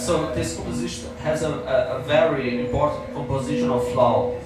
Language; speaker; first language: English; non-native, fluent; Portuguese